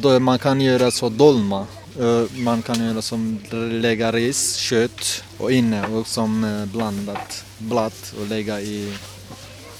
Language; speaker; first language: Swedish; non-native, learner; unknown